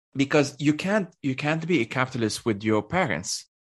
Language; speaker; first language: English; non-native, fluent; Arabic